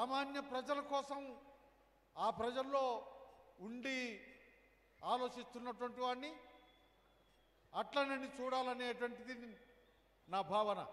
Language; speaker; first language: Telugu; native; Telugu